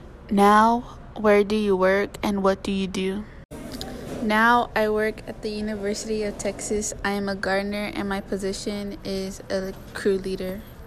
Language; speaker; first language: English; early bilingual, other home language; Spanish